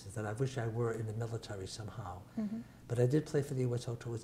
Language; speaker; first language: English; early bilingual, other home language; Italian